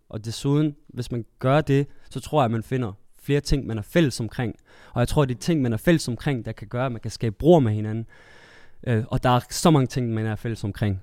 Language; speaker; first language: Danish; early bilingual, other home language; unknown